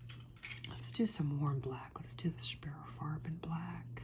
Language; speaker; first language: English; native; English